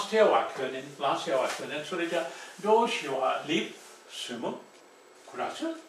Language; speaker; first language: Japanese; non-native, fluent; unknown